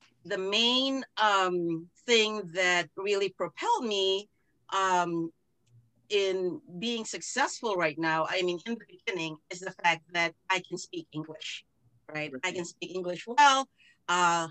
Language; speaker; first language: English; non-native, local second language; Filipino